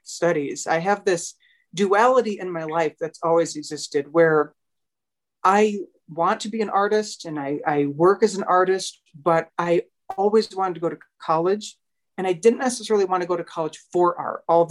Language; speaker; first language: English; native; English